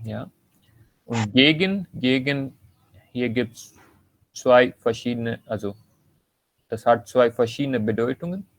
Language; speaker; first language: German; non-native, learner; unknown